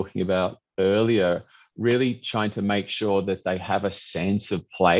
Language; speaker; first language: English; native; English